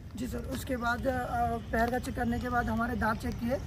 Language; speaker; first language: Hindi; non-native, local second language; Marathi